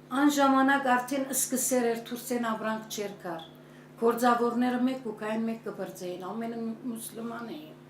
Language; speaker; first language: Armenian; early bilingual, heritage; Armenian